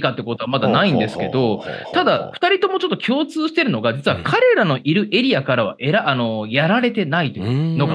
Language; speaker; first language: Japanese; native; Japanese